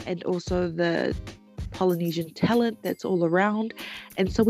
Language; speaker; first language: English; native; English